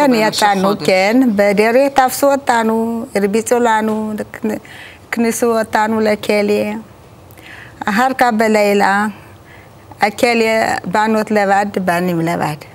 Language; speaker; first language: Hebrew; non-native, learner; Amharic